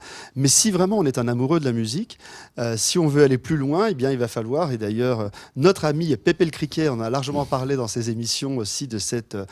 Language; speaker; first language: French; native; French